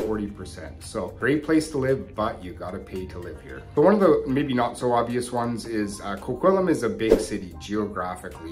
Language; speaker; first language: English; native; English